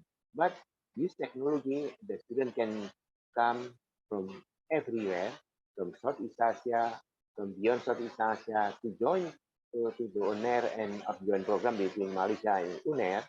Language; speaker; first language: English; non-native, fluent; Indonesian